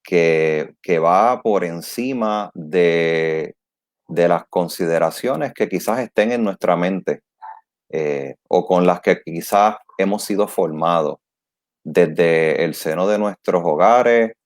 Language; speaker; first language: Spanish; native; Spanish